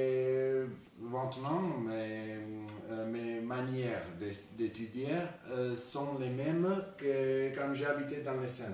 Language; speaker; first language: French; non-native, learner; Spanish